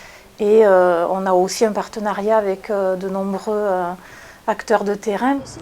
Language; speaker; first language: French; native; French